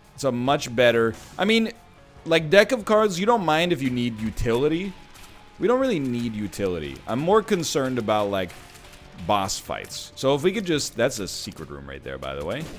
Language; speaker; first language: English; native; English